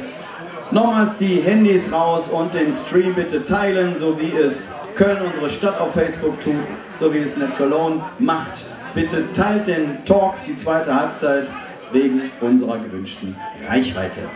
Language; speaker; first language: German; native; German